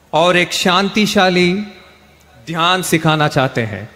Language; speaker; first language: Hindi; non-native, local second language; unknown